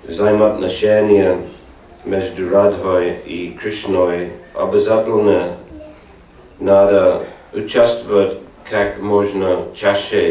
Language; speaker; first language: Russian; non-native, learner; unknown